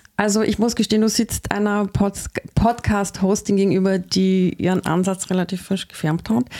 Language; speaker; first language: German; native; German